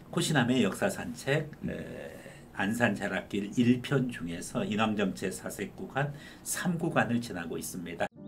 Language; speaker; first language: Korean; native; Korean